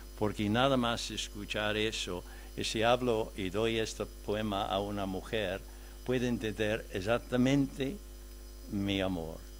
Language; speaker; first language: Spanish; non-native, fluent; English